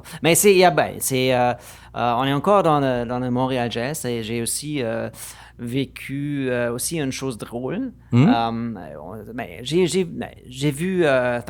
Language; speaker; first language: French; non-native, fluent; German